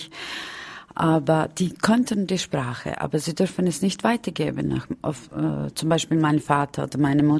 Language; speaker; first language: German; non-native, fluent; Romany